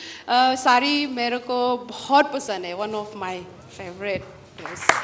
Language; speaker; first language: Hindi; non-native, local second language; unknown